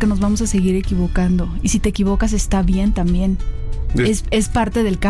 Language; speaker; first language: Spanish; native; Spanish